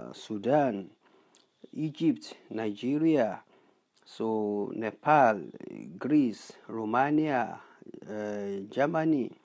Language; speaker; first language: English; non-native, local second language; Yoruba